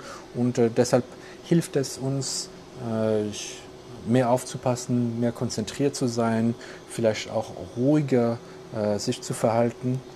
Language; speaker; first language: German; non-native, local second language; French